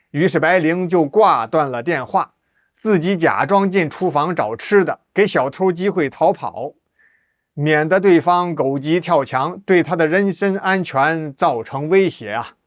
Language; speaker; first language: Chinese; native; Chinese